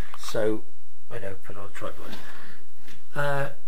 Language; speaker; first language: English; native; English